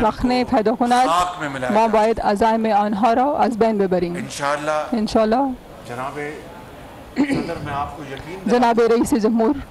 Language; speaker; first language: Persian; non-native, learner; Urdu